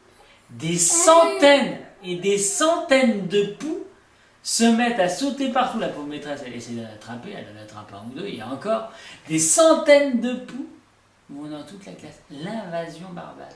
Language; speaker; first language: French; native; French